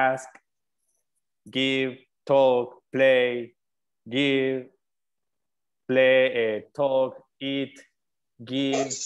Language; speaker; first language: English; non-native, fluent; Spanish